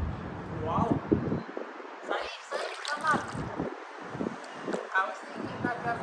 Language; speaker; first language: English; non-native, learner; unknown